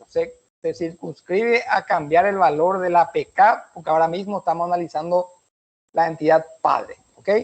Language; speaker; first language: Spanish; native; Spanish